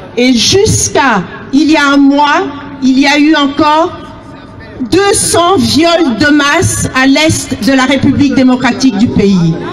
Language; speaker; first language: French; early bilingual, other home language; Lingala